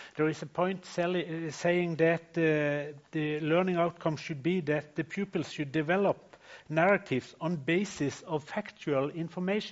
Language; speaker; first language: English; non-native, fluent; Norwegian